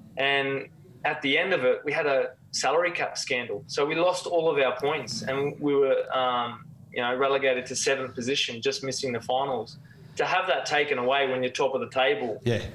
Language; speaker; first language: English; native; English